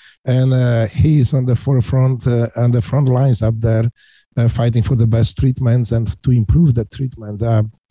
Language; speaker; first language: English; non-native, fluent; Polish